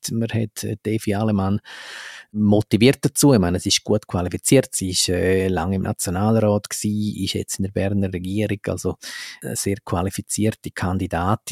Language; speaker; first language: German; native; German